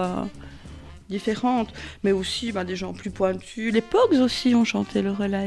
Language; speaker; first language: French; native; French